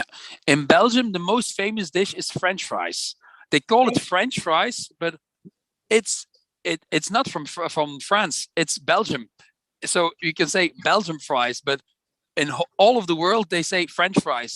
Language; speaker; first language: English; non-native, fluent; Dutch